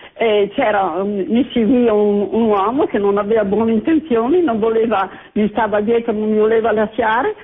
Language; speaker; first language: Italian; native; Italian